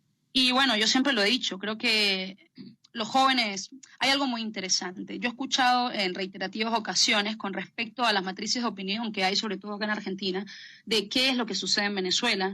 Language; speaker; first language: Spanish; native; Spanish